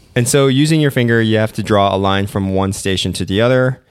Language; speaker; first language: English; non-native, local second language; Korean